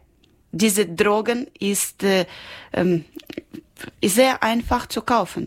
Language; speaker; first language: German; non-native, learner; Ukrainian